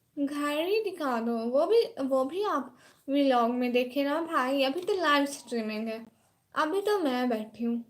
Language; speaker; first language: Urdu; non-native, local second language; Saraiki